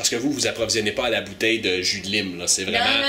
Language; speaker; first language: French; native; French